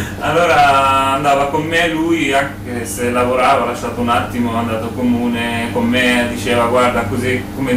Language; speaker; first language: Italian; non-native, learner; Bangla